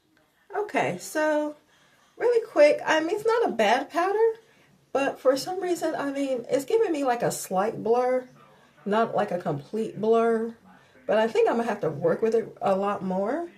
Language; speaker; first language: English; native; English